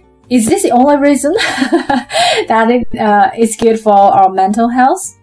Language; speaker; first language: English; non-native, fluent; Chinese